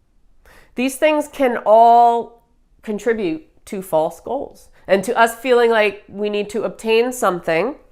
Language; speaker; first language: English; native; English